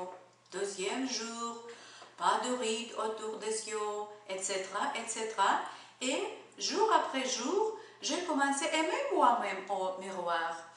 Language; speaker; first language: French; non-native, learner; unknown